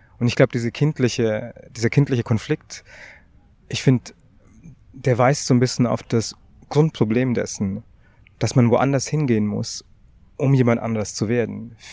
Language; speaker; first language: German; early bilingual, other home language; Tamil